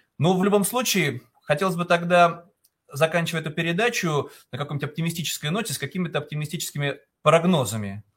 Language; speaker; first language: Russian; native; Russian